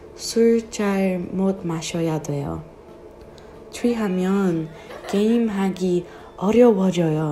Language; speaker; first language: Korean; non-native, learner; English